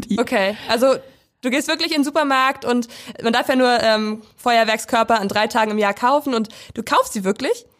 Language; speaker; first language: German; native; German